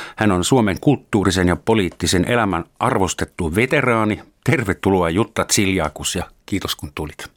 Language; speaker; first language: Finnish; non-native, fluent; German